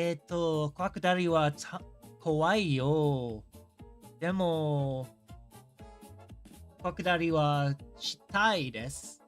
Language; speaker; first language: Japanese; non-native, learner; English